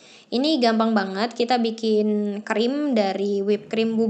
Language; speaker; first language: Indonesian; native; Indonesian